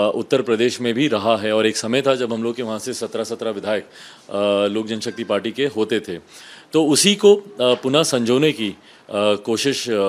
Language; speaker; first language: Hindi; native; Hindi